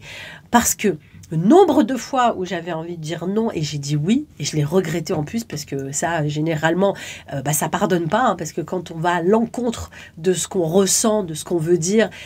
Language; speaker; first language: French; native; French